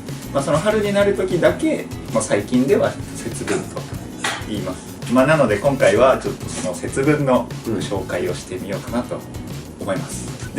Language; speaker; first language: Japanese; native; Japanese